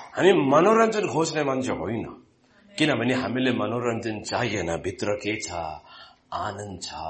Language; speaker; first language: Nepali; non-native, fluent; Malayalam